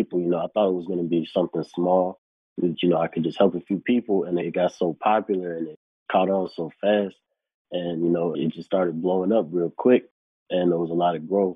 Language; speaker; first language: English; native; English